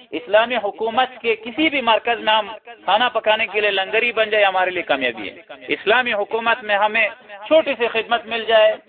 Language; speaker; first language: Urdu; non-native, local second language; Pashto